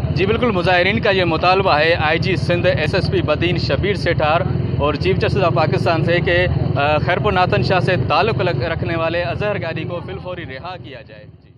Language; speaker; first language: Urdu; non-native, local second language; Sindhi